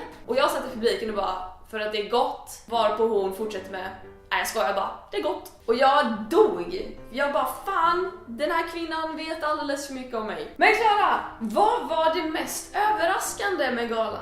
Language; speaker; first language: Swedish; native; Swedish